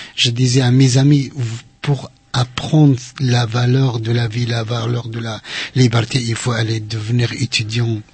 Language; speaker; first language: French; non-native, fluent; Central Kurdish